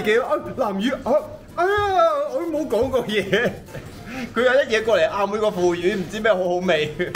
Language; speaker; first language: Cantonese; native; Cantonese